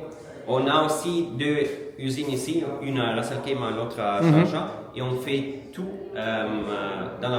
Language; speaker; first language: French; non-native, learner; Italian